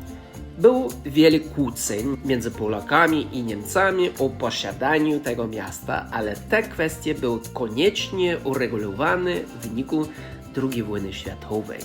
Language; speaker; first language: Polish; non-native, fluent; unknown